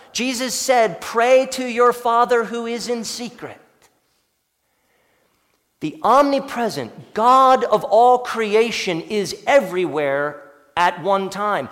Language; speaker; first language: English; native; English